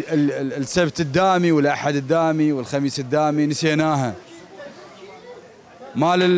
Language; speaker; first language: Arabic; native; Arabic